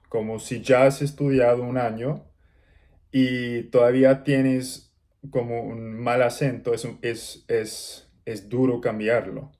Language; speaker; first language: Spanish; non-native, learner; English